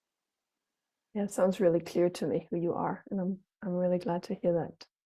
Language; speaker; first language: English; non-native, fluent; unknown